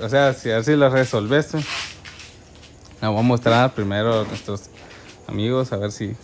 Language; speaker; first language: Spanish; native; Spanish